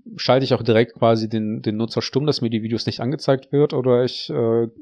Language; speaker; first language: German; early bilingual, other home language; Russian